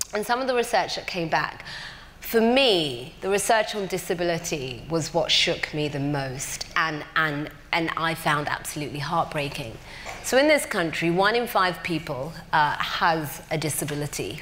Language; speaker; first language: English; native; English